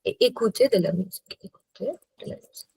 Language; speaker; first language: French; non-native, fluent; English